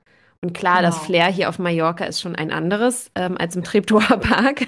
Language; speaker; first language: German; native; German